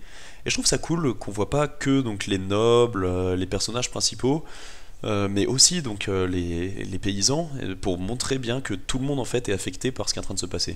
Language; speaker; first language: French; native; French